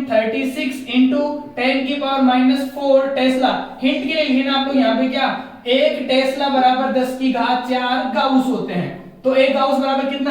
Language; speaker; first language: Hindi; native; Hindi